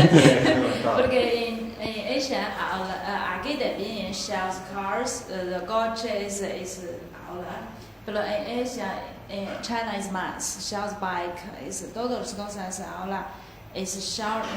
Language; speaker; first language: Spanish; non-native, learner; Chinese